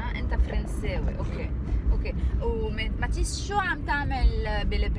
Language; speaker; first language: Arabic; native; Arabic